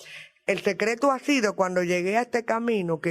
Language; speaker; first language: Spanish; native; Spanish